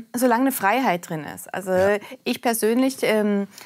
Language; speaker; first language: German; native; German